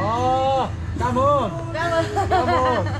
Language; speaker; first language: English; non-native, learner; Korean